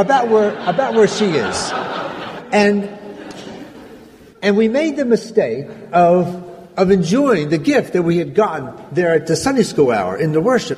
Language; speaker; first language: English; native; English